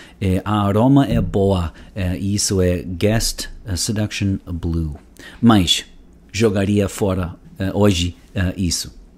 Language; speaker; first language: Portuguese; non-native, learner; Spanish